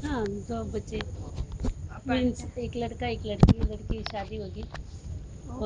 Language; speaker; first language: Hindi; non-native, local second language; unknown